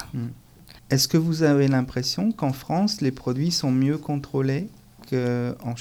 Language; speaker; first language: French; native; French